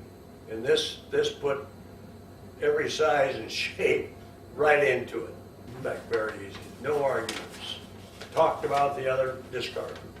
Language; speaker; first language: English; native; English